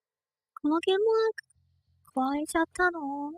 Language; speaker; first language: Japanese; non-native, learner; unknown